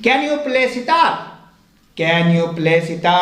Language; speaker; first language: English; non-native, local second language; Hindi